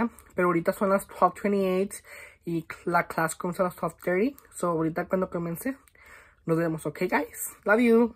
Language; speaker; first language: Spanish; early bilingual, heritage; Spanish